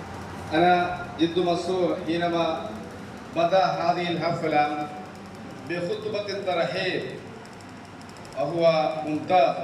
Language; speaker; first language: Arabic; non-native, fluent; Malayalam